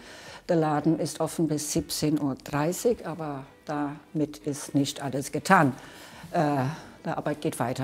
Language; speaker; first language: German; non-native, fluent; English